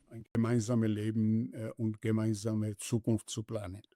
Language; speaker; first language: German; non-native, learner; Georgian